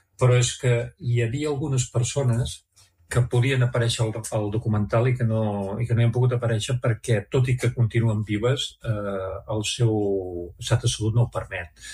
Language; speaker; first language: Catalan; native; Catalan